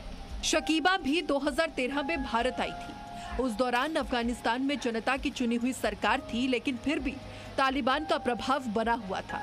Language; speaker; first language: Hindi; native; Hindi